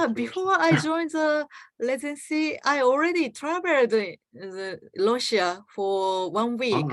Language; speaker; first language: English; non-native, learner; Japanese